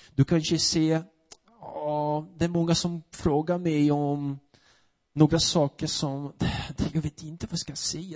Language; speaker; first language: Swedish; non-native, fluent; Portuguese